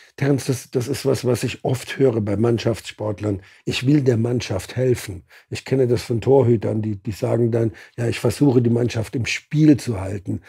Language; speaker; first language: German; native; German